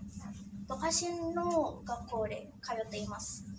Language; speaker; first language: Japanese; non-native, learner; Indonesian